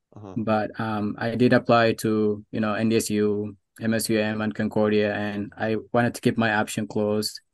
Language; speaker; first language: English; non-native, local second language; Arabic